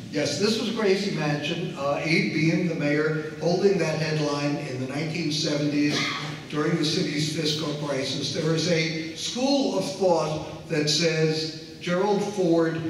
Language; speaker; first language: English; native; English